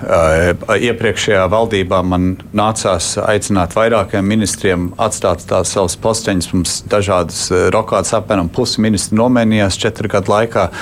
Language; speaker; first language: Latvian; early bilingual, heritage; Latvian